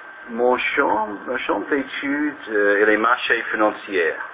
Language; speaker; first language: French; non-native, learner; English